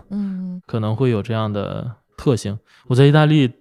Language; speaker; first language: Chinese; native; Chinese